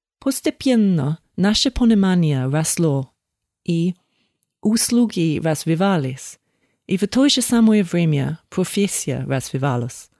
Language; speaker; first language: Russian; non-native, fluent; English